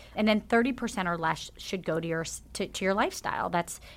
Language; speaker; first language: English; native; English